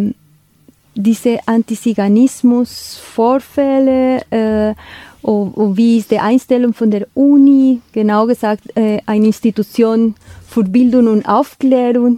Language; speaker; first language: German; non-native, fluent; Spanish